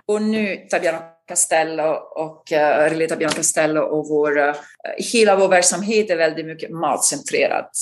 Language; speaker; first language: Swedish; non-native, fluent; Italian